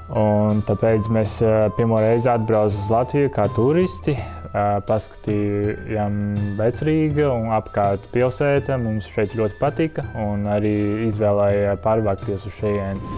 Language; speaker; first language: Latvian; early bilingual, other home language; Chinese